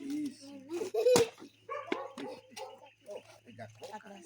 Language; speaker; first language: Portuguese; early bilingual, other home language; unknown